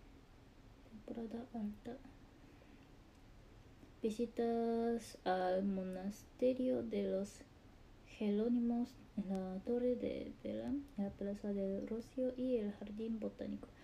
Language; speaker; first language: Spanish; non-native, learner; Japanese